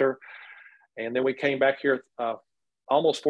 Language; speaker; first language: English; native; English